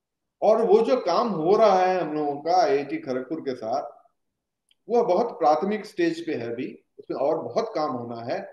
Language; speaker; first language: Hindi; native; Hindi